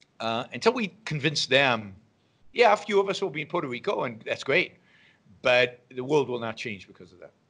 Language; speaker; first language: English; non-native, fluent; Hebrew